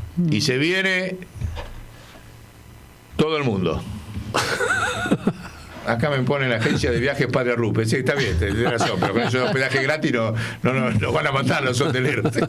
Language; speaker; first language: Spanish; native; Spanish